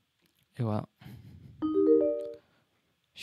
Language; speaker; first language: French; non-native, learner; English